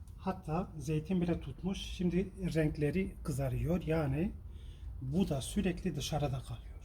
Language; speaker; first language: Turkish; non-native, local second language; Kurdish